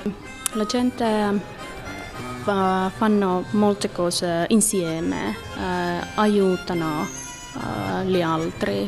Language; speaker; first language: Italian; non-native, learner; Finnish